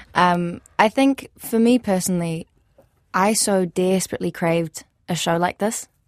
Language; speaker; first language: English; early bilingual, other home language; Arabic